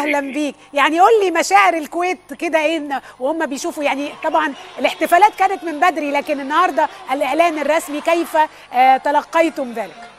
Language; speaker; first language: Arabic; native; Arabic